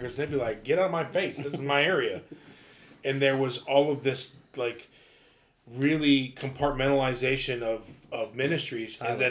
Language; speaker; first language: English; native; English